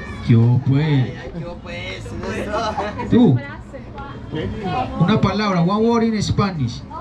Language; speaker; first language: Spanish; native; Spanish